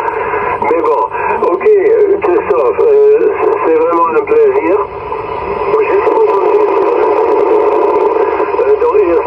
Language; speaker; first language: French; non-native, fluent; German